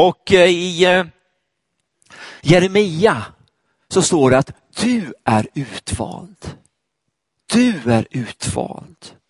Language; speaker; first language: Swedish; native; Swedish